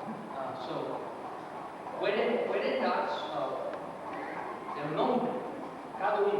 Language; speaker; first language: Spanish; non-native, learner; English